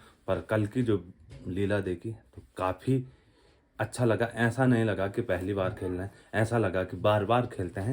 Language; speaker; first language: Hindi; native; Hindi